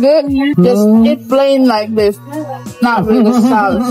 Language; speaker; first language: English; non-native, learner; Indonesian